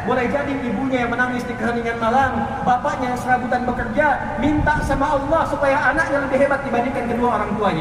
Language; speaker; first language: Indonesian; native; Indonesian